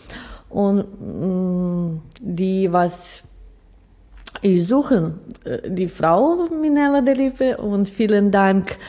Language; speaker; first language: German; non-native, learner; Ukrainian